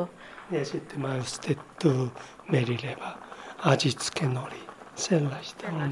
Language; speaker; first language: Finnish; non-native, learner; Japanese